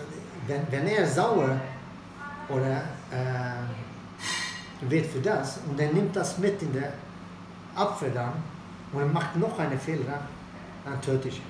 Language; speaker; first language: German; non-native, fluent; Swedish